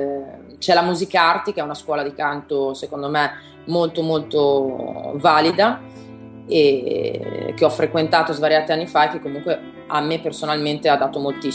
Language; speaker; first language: Italian; native; Italian